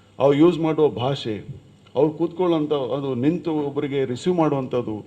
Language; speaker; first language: Kannada; non-native, local second language; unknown